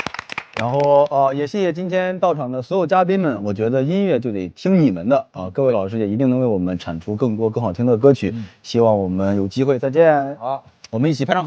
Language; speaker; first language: Chinese; native; Chinese